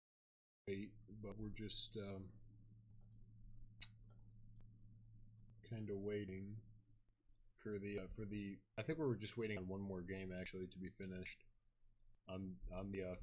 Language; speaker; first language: English; native; English